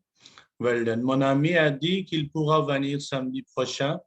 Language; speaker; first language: French; non-native, fluent; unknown